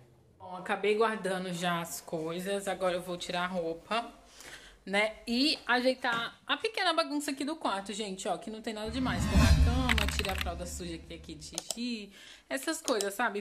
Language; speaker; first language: Portuguese; native; Portuguese